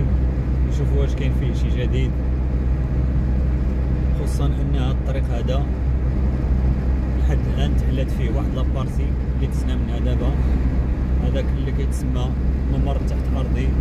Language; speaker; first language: Arabic; native; Arabic